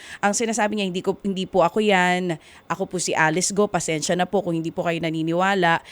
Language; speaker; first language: Filipino; native; Filipino